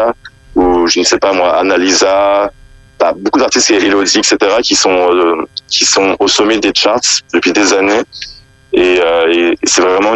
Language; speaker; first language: French; native; French